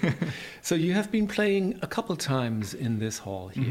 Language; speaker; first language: English; non-native, fluent; German